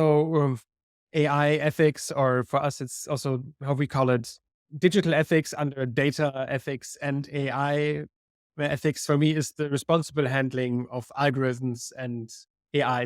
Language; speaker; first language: English; non-native, fluent; German